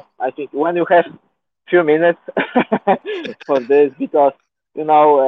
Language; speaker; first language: English; non-native, learner; Polish